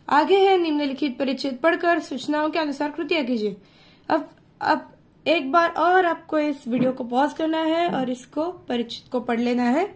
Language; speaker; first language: Hindi; non-native, local second language; Marathi